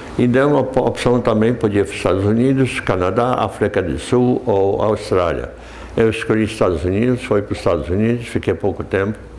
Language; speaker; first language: Portuguese; non-native, fluent; Polish